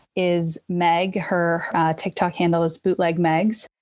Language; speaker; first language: English; native; English